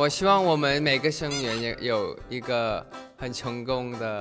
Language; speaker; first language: Chinese; non-native, learner; Thai